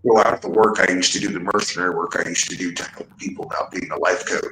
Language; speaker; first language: English; native; English